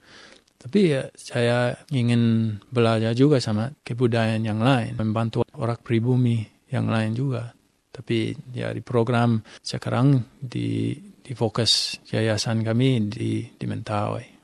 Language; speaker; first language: Indonesian; non-native, fluent; English